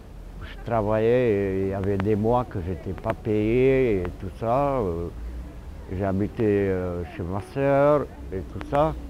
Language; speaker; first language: French; non-native, fluent; Romanian